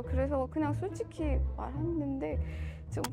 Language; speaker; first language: Korean; non-native, learner; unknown